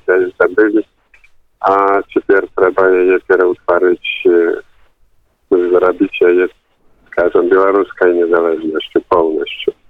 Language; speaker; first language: Polish; non-native, local second language; Belarusian